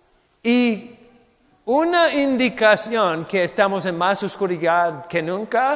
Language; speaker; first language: Spanish; non-native, fluent; English